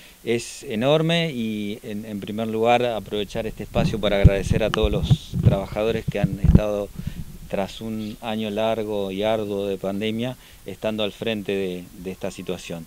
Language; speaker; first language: Spanish; native; Spanish